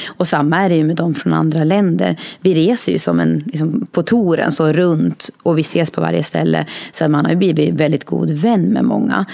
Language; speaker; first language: Swedish; native; Swedish